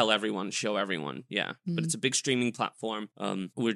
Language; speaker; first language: English; native; English